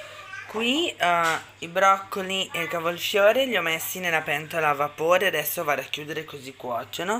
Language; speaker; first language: Italian; native; Italian